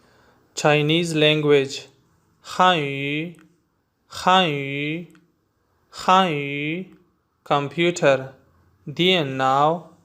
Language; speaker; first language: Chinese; non-native, learner; Urdu